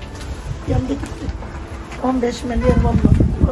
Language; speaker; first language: Turkish; non-native, local second language; Arabic